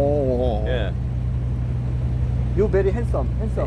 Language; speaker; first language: English; non-native, learner; Korean